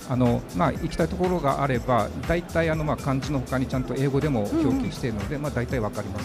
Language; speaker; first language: Japanese; native; Japanese